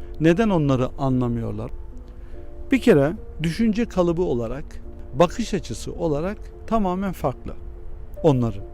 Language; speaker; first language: Turkish; early bilingual, heritage; Turkish